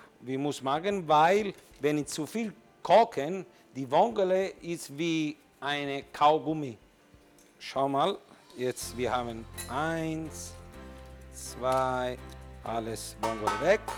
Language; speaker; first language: German; non-native, learner; Italian